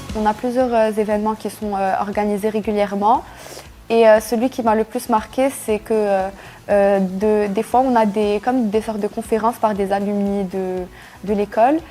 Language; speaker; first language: French; non-native, local second language; Arabic